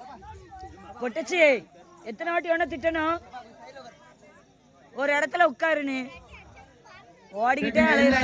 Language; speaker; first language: Tamil; native; Tamil